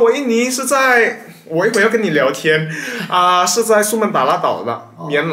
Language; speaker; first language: Chinese; early bilingual, heritage; Chinese